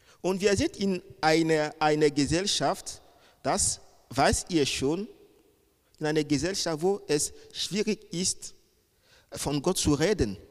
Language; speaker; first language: German; non-native, fluent; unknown